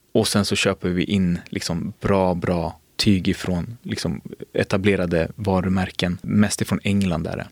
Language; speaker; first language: Swedish; native; Swedish